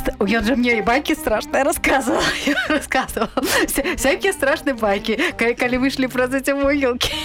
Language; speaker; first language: Belarusian; non-native, local second language; Russian